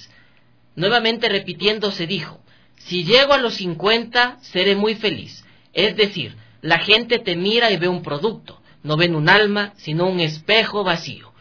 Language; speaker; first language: Spanish; native; Spanish